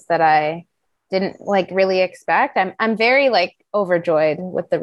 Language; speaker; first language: English; native; English